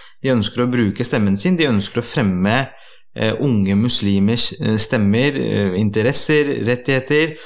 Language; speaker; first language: Norwegian; early bilingual, other home language; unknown